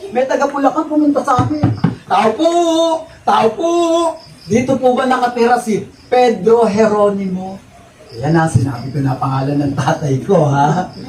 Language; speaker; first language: Filipino; native; Filipino